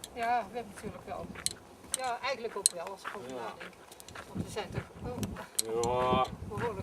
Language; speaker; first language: Dutch; native; Dutch